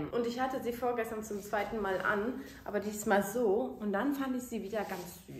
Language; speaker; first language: German; native; German